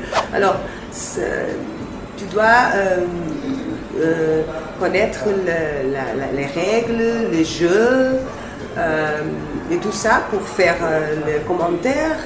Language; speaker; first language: French; non-native, learner; Portuguese